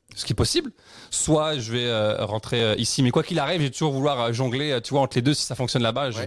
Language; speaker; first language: French; native; French